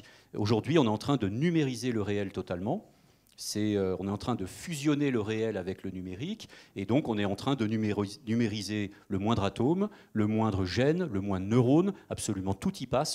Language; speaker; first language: French; native; French